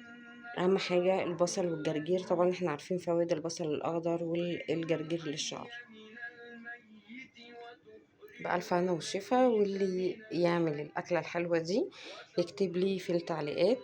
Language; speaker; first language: Arabic; native; Arabic